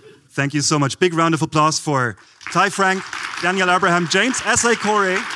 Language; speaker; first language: English; non-native, fluent; German